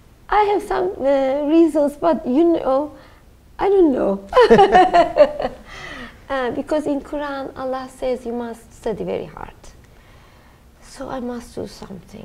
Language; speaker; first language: English; non-native, learner; Turkish